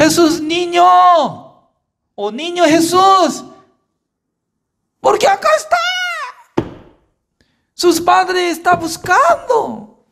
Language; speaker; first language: Spanish; non-native, fluent; Korean